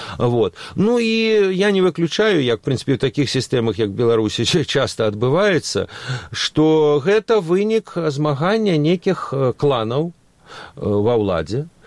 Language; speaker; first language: Belarusian; non-native, local second language; Russian